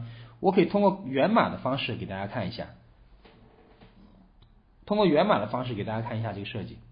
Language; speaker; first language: Chinese; native; Chinese